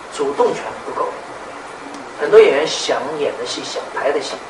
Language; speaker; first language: Chinese; native; Chinese